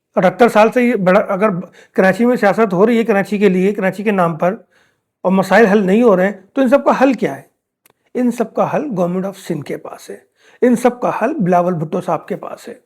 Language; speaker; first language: Urdu; native; Urdu